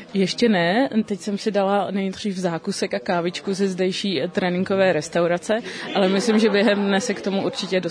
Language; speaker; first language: Czech; native; Czech